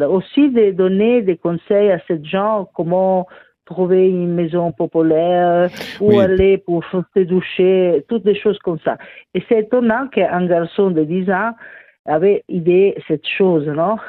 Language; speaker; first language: French; non-native, fluent; Italian